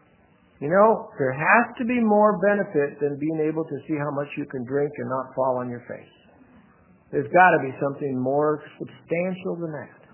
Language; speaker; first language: English; native; English